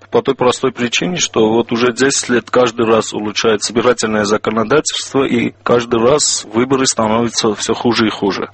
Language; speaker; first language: Russian; non-native, local second language; Armenian